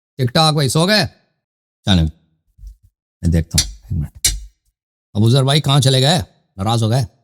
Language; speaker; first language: Urdu; native; Urdu